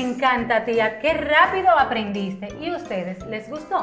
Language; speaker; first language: Spanish; native; Spanish